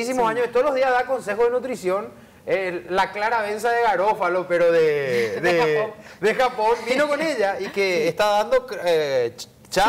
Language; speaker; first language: Spanish; native; Spanish